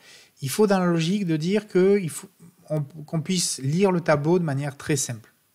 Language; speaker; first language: French; native; French